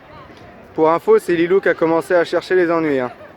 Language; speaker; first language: French; native; French